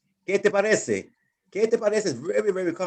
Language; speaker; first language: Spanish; non-native, fluent; English